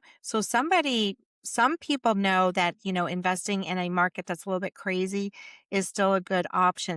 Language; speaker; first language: English; native; English